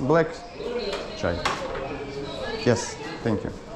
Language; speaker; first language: English; non-native, learner; Russian